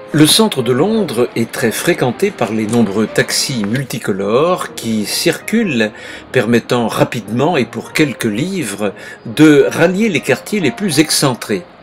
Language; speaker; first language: French; native; French